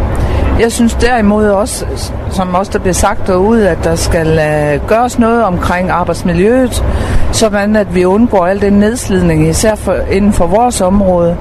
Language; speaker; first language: Danish; native; Danish